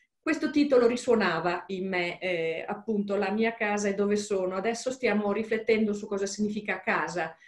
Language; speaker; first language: Italian; native; Italian